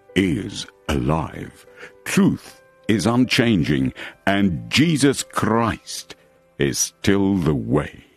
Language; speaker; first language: English; non-native, local second language; Afrikaans